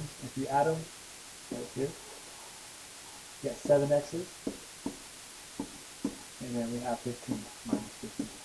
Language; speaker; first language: English; native; English